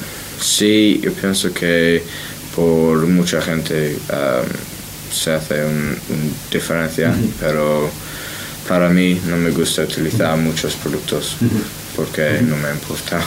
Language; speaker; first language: Spanish; non-native, learner; English